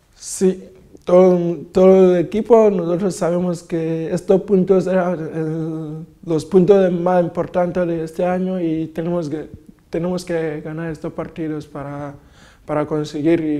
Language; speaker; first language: Spanish; non-native, fluent; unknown